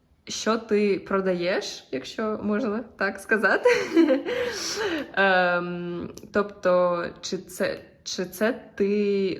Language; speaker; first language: Ukrainian; native; Ukrainian